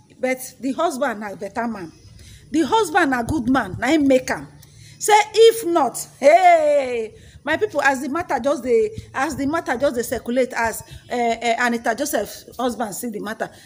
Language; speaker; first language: Nigerian Pidgin; native; Nigerian Pidgin